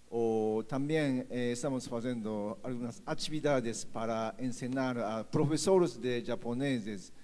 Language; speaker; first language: Portuguese; non-native, fluent; Japanese